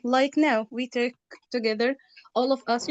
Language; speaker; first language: English; non-native, learner; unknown